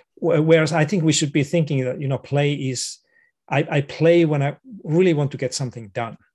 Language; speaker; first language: English; non-native, fluent; Finnish